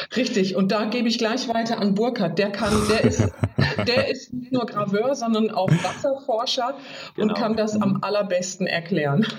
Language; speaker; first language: German; native; German